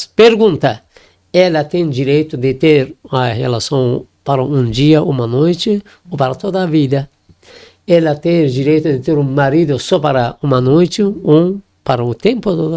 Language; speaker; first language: Portuguese; non-native, learner; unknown